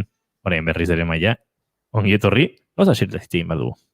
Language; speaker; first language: Basque; native; Basque